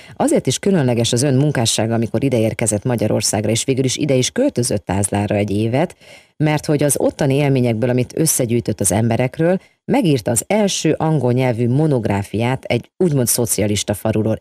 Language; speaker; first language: Hungarian; native; Hungarian